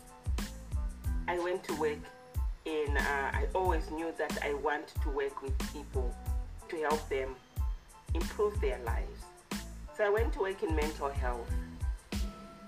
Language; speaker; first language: English; non-native, local second language; Shona